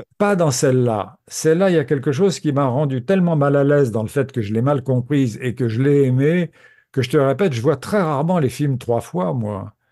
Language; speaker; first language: French; native; French